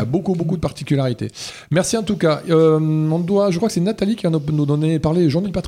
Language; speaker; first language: French; native; French